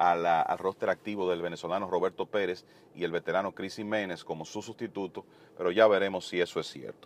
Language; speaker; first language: Spanish; native; Spanish